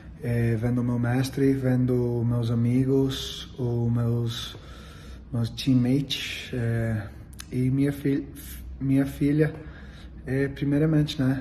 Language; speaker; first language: Portuguese; non-native, learner; English